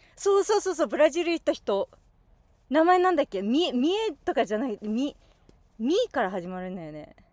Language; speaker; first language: Japanese; non-native, fluent; English